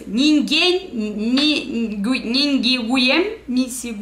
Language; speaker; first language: Portuguese; non-native, learner; Russian